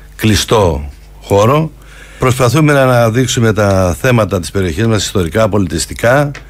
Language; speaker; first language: Greek; native; Greek